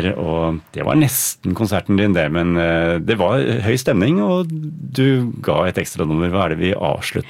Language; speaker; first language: Norwegian; native; Norwegian